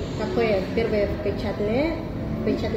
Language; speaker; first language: Russian; non-native, fluent; Indonesian